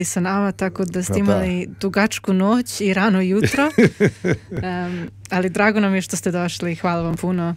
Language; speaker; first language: Croatian; native; Croatian